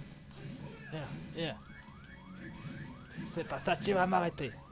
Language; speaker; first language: French; native; French